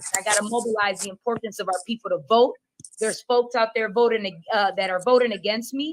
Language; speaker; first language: English; non-native, local second language; Spanish